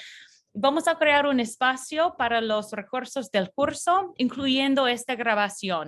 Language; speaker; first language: Spanish; non-native, fluent; English